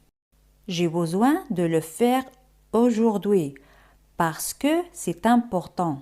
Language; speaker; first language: French; non-native, fluent; Spanish